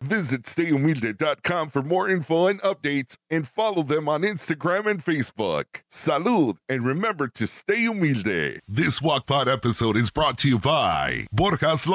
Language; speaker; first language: English; early bilingual, other home language; Spanish